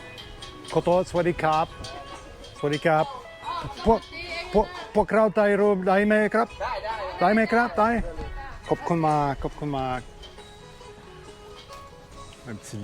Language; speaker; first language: Thai; non-native, learner; French